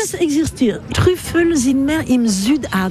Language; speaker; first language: German; non-native, learner; French